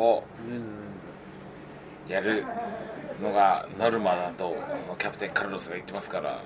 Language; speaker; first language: Japanese; native; Japanese